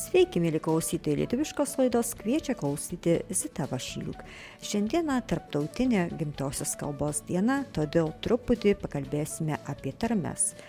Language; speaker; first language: Lithuanian; early bilingual, heritage; Lithuanian